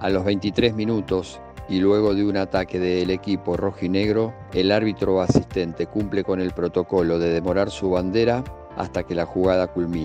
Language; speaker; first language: Spanish; native; Spanish